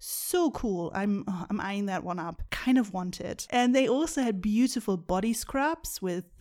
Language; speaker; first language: English; non-native, fluent; German